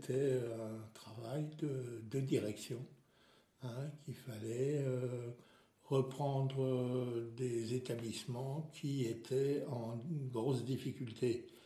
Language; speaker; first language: French; non-native, local second language; Swiss German